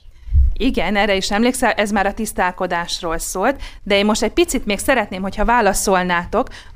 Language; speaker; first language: Hungarian; native; Hungarian